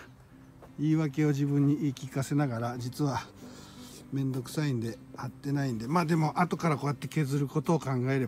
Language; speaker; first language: Japanese; native; Japanese